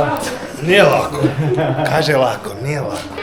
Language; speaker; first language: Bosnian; non-native, learner; English